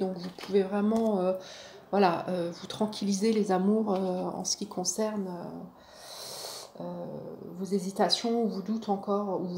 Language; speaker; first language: French; native; French